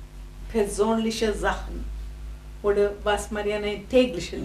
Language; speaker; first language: German; non-native, fluent; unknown